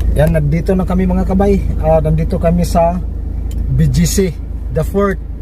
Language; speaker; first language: Filipino; non-native, local second language; Cebuano